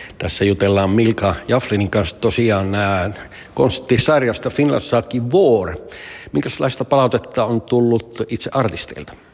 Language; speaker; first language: Finnish; early bilingual, heritage; Finnish